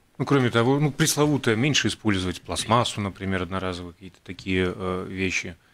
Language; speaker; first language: Russian; native; Russian